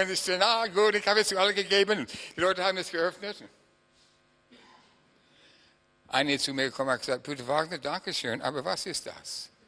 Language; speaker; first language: German; non-native, fluent; English